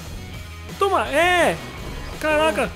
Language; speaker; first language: Portuguese; native; Portuguese